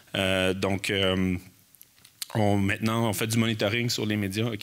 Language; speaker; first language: French; native; French